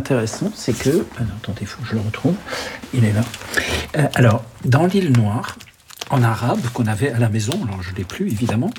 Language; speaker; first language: French; early bilingual, other home language; Arabic